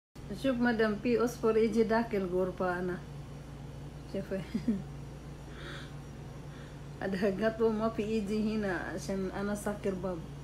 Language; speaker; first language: Arabic; non-native, learner; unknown